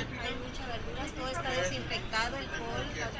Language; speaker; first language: Spanish; native; Spanish